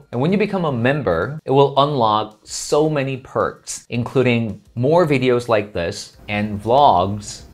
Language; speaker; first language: English; non-native, fluent; Korean